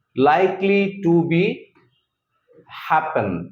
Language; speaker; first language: English; non-native, local second language; Bangla